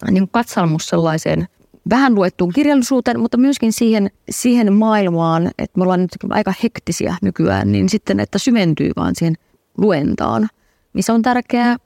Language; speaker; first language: Finnish; native; Finnish